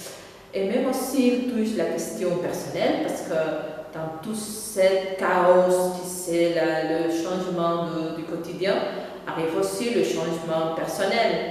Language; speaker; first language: French; non-native, fluent; Catalan